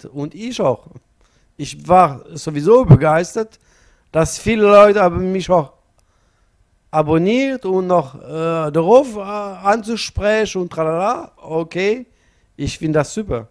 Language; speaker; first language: German; non-native, learner; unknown